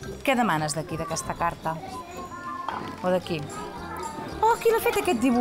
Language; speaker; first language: Catalan; native; Catalan